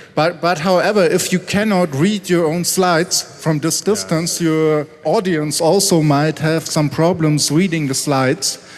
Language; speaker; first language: English; non-native, fluent; German